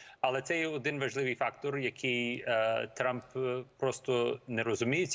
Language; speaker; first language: Ukrainian; early bilingual, heritage; Ukrainian